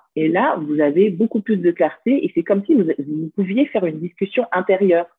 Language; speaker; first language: French; native; French